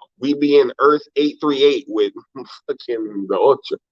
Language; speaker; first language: English; native; English